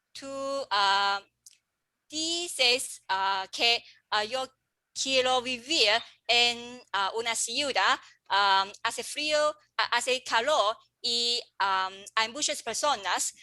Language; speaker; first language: Spanish; non-native, learner; English